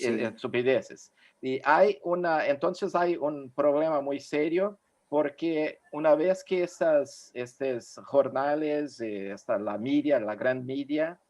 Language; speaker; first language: Spanish; non-native, fluent; Portuguese